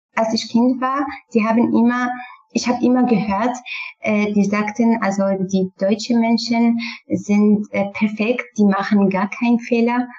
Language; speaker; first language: German; non-native, fluent; Kurdish